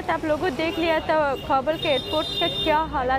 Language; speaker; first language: Hindi; non-native, learner; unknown